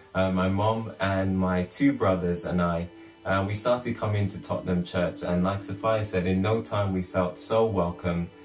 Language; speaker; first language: English; native; English